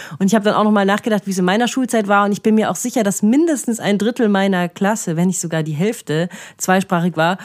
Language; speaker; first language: German; native; German